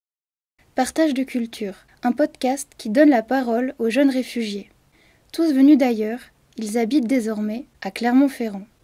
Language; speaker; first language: French; native; French